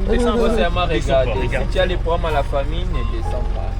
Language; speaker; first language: French; native; French